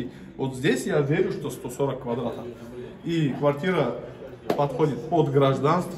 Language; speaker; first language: Russian; non-native, fluent; Turkish